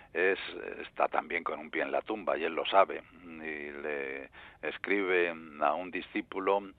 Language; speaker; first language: Spanish; native; Spanish